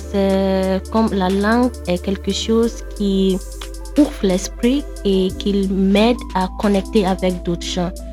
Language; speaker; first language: French; non-native, fluent; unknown